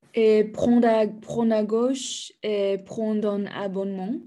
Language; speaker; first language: French; non-native, learner; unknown